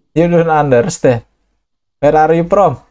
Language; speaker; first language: English; non-native, learner; Indonesian